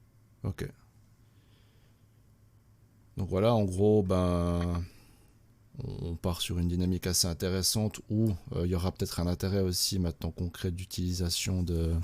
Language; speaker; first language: French; native; French